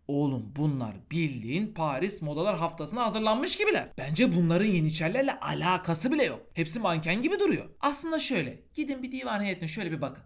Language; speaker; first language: Turkish; native; Turkish